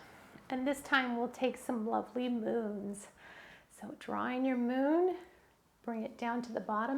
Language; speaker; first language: English; native; English